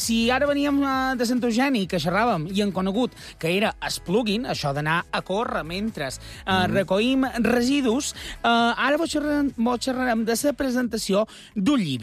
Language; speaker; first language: Catalan; native; Catalan